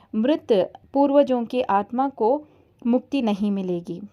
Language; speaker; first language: Hindi; non-native, local second language; Kannada